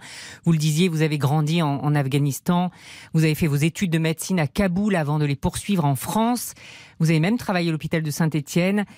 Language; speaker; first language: French; native; French